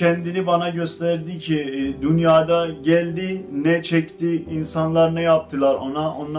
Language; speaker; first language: Turkish; non-native, fluent; Azerbaijani